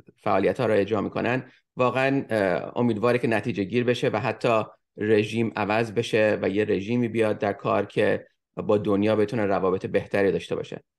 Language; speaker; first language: Persian; early bilingual, heritage; Persian